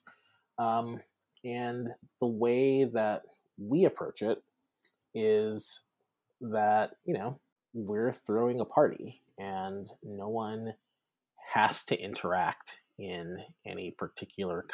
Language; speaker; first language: English; native; English